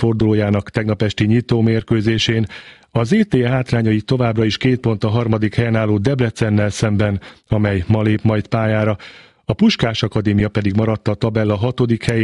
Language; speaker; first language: Hungarian; native; Hungarian